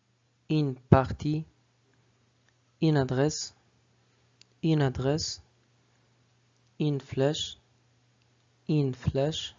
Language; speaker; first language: French; non-native, fluent; Arabic